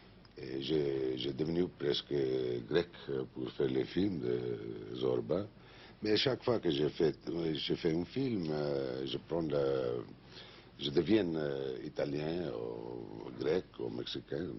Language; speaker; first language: French; non-native, learner; Spanish